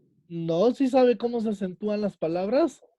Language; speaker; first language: Spanish; native; Spanish